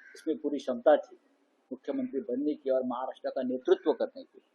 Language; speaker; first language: Hindi; non-native, local second language; Marathi